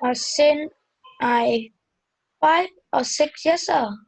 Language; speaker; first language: English; non-native, learner; Vietnamese